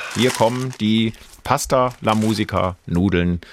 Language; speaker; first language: German; native; German